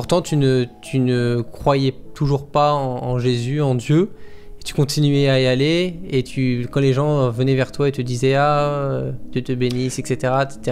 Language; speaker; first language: French; native; French